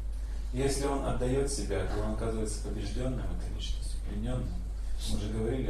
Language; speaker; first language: Russian; native; Russian